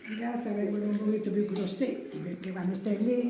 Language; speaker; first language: Italian; non-native, learner; Ukrainian